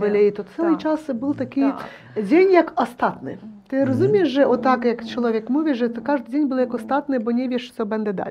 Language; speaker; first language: Polish; non-native, learner; Ukrainian